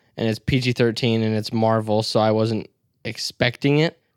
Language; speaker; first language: English; native; English